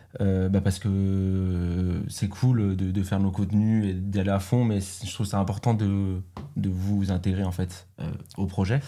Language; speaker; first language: French; non-native, fluent; Spanish